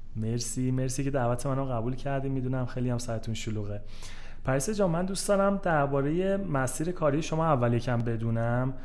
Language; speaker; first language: Persian; native; Persian